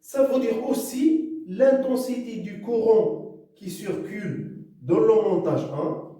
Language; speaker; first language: French; non-native, local second language; Arabic